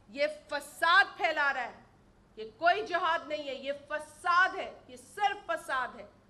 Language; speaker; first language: Urdu; native; Urdu